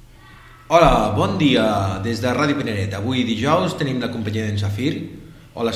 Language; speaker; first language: Catalan; native; Catalan